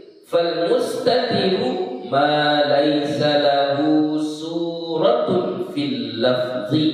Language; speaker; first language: Arabic; non-native, fluent; Indonesian